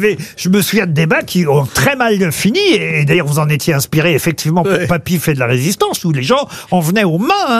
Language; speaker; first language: French; native; French